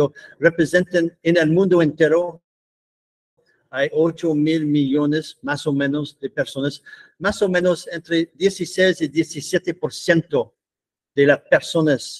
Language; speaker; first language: Spanish; non-native, fluent; English